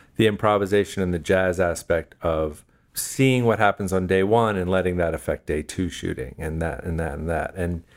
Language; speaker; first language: English; native; English